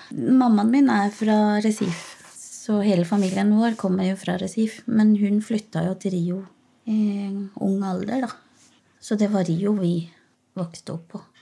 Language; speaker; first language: Norwegian; early bilingual, other home language; Portuguese